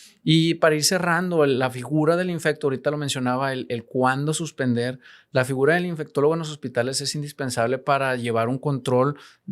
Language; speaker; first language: Spanish; native; Spanish